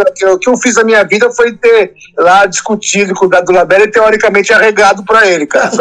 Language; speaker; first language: Portuguese; native; Portuguese